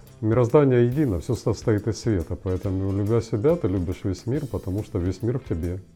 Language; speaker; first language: Russian; native; Russian